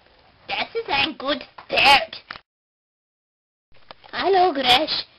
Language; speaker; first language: German; non-native, learner; English